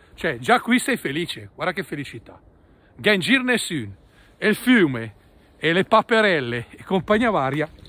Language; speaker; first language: Italian; native; Italian